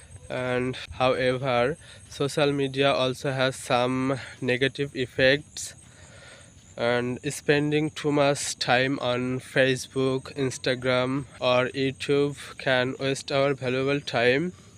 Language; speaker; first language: English; non-native, local second language; Bangla